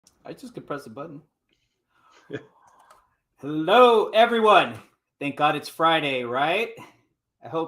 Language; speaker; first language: English; native; English